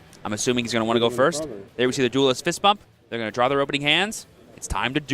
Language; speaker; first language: English; native; English